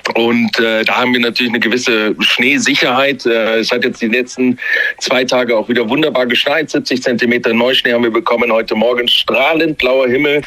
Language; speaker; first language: German; native; German